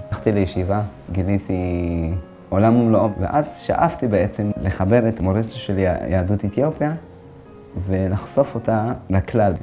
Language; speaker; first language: Hebrew; early bilingual, other home language; Amharic